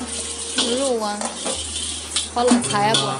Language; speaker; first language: Chinese; non-native, local second language; Min Nan Chinese